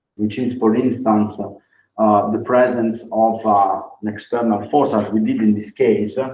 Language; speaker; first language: English; non-native, fluent; Italian